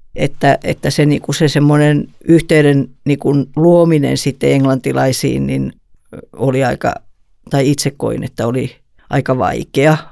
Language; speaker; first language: Finnish; native; Finnish